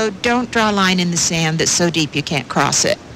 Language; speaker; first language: English; native; English